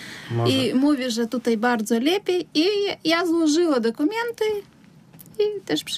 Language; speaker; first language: Polish; non-native, learner; Russian